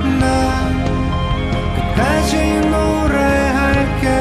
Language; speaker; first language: Korean; native; Korean